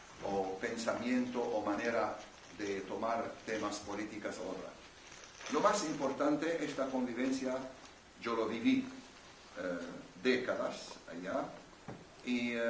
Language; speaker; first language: Spanish; non-native, fluent; Arabic